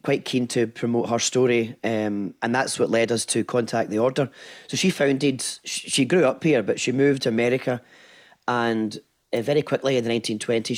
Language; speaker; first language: English; native; English